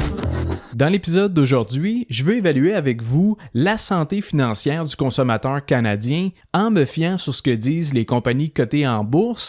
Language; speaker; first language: French; native; French